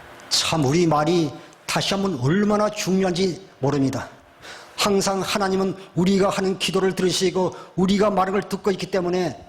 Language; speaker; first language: Korean; native; Korean